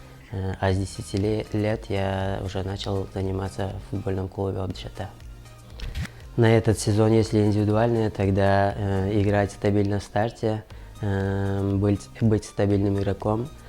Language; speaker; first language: Russian; non-native, local second language; Kyrgyz